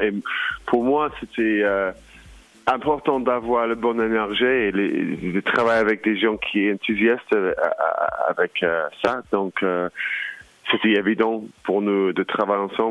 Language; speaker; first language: French; non-native, learner; English